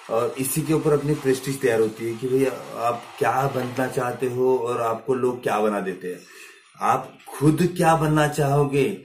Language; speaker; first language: Hindi; non-native, local second language; Marathi